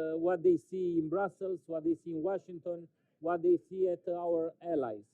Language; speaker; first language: English; non-native, fluent; Romanian